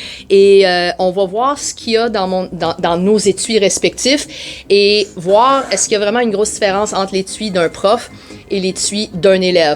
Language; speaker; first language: French; native; French